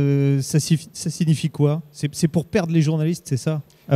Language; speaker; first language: French; native; French